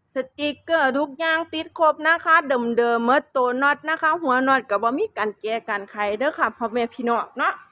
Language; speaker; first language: Thai; non-native, local second language; Northeastern Thai